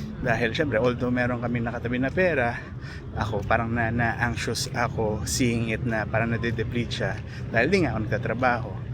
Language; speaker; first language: Filipino; native; Filipino